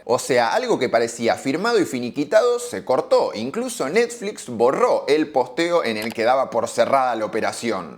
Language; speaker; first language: Spanish; native; Spanish